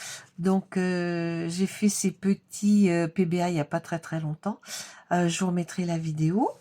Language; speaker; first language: French; native; French